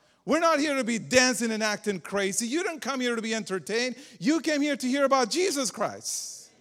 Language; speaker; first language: English; non-native, fluent; Spanish